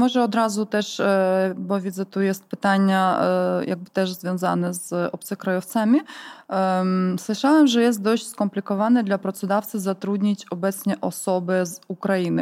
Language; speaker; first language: Polish; non-native, fluent; Ukrainian